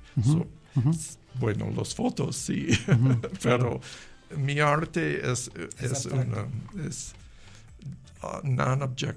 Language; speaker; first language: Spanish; non-native, learner; English